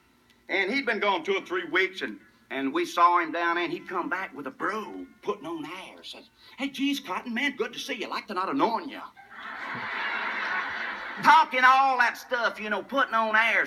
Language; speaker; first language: English; native; English